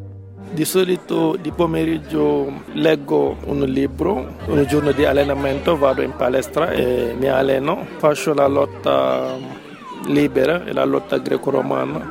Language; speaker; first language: Italian; non-native, fluent; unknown